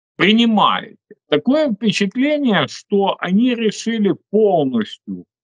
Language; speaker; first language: Russian; non-native, local second language; Ukrainian